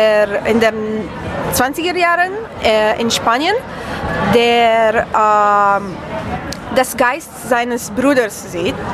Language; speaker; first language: German; non-native, fluent; Romanian